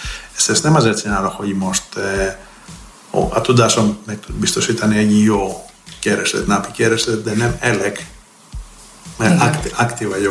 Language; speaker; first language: Hungarian; non-native, fluent; Greek